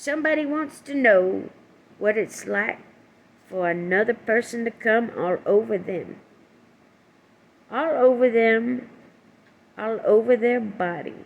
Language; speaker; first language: English; native; English